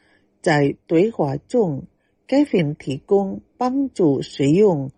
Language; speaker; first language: Chinese; non-native, fluent; Indonesian